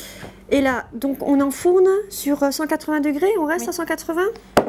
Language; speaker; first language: French; native; French